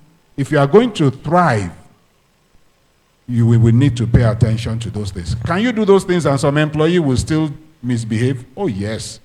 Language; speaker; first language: English; non-native, local second language; Yoruba